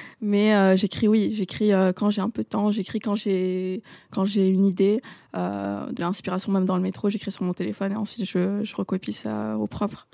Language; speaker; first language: French; non-native, local second language; Arabic